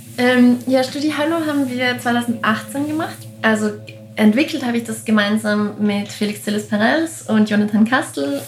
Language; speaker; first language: German; native; German